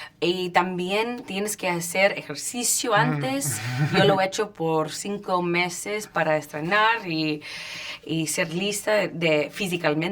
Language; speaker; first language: Spanish; non-native, learner; English